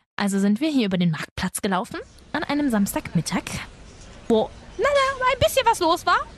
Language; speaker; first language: German; early bilingual, other home language; Spanish